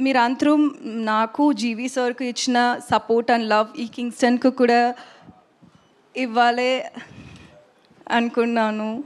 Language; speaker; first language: Telugu; non-native, learner; Tamil